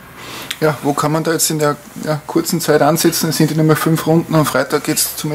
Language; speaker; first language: German; native; German